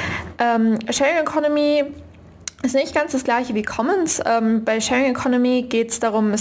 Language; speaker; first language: German; native; German